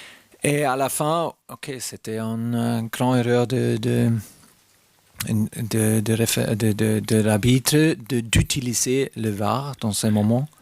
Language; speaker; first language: French; non-native, fluent; German